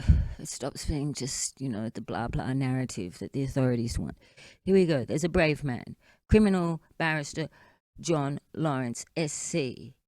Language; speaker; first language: English; native; English